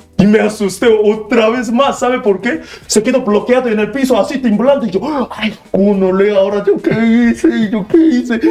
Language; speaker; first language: Spanish; non-native, learner; Korean